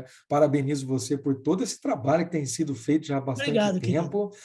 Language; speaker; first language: Portuguese; native; Portuguese